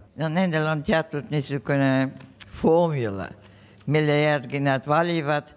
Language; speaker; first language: Estonian; early bilingual, heritage; Estonian